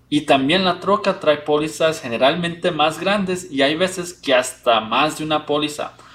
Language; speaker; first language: Spanish; early bilingual, heritage; Spanish